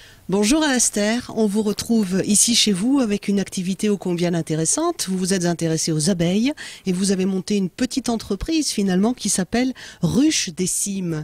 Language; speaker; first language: French; native; French